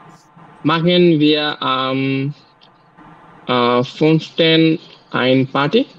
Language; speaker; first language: German; non-native, learner; Bangla